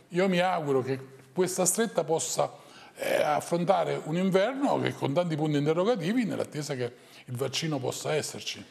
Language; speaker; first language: Italian; native; Italian